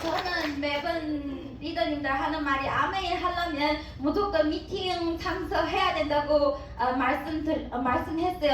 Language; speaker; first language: Korean; non-native, learner; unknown